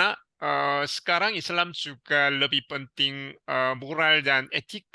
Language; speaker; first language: Indonesian; non-native, learner; Korean